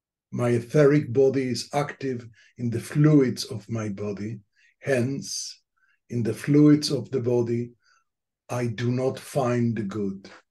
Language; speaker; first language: English; non-native, fluent; Spanish